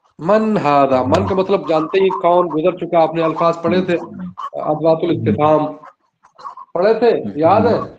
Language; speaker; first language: Urdu; native; Urdu